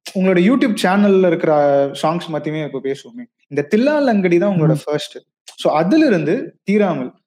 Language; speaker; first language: Tamil; native; Tamil